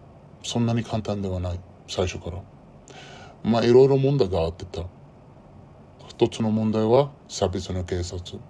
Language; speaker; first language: Japanese; non-native, learner; Arabic